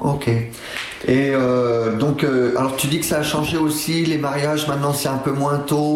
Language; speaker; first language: French; native; French